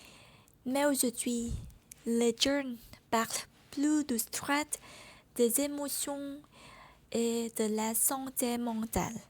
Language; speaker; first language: French; non-native, learner; Vietnamese